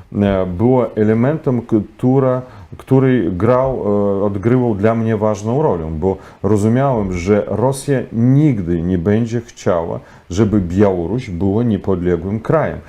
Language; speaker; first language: Polish; non-native, fluent; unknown